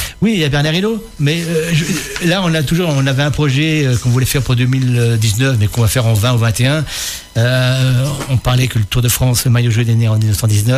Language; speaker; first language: French; native; French